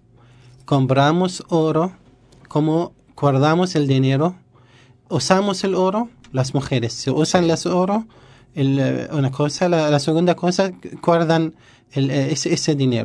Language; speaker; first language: Spanish; non-native, learner; Arabic